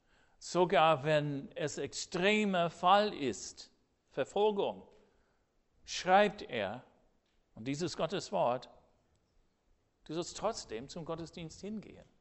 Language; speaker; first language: German; non-native, fluent; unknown